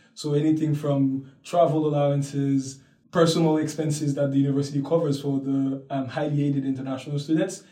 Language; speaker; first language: English; non-native, fluent; Haitian Creole